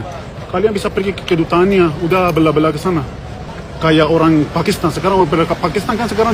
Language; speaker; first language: Indonesian; non-native, learner; Persian